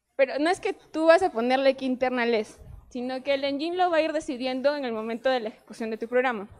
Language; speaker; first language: Spanish; native; Spanish